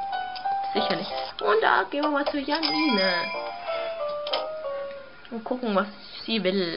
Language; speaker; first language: German; native; German